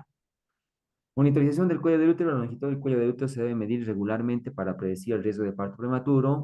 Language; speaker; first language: Spanish; native; Spanish